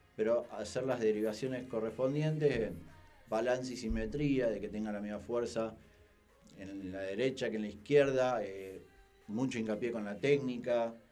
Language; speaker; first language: Spanish; native; Spanish